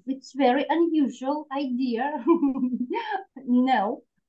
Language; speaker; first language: English; non-native, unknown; Russian